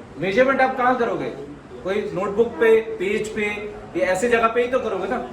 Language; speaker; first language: Hindi; non-native, local second language; Assamese